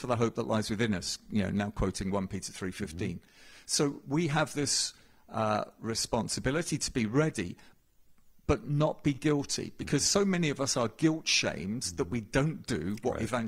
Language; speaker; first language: English; native; English